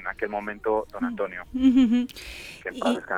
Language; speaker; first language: Spanish; non-native, fluent; Romanian